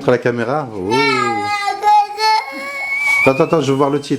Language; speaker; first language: French; native; French